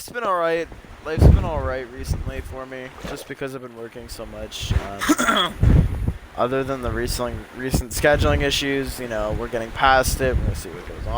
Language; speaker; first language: English; native; English